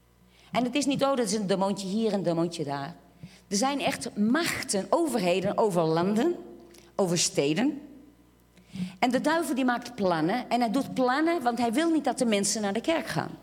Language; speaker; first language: Dutch; non-native, fluent; Portuguese